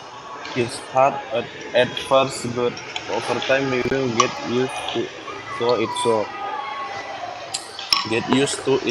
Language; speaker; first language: English; non-native, learner; Indonesian